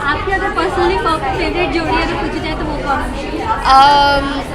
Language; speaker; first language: Hindi; native; Hindi